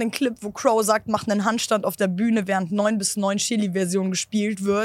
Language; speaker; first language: German; native; German